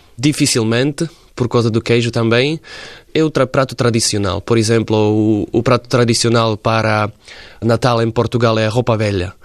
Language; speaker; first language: Portuguese; non-native, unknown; Slovak